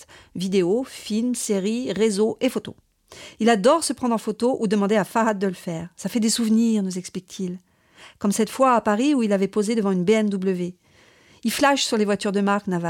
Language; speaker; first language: French; native; French